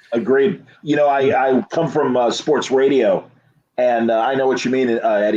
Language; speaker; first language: English; native; English